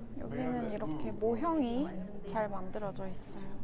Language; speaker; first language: Korean; native; Korean